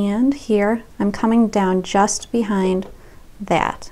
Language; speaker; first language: English; native; English